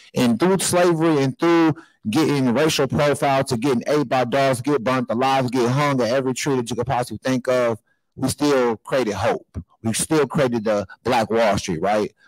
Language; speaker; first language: English; native; English